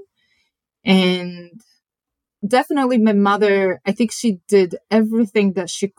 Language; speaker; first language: English; non-native, fluent; Japanese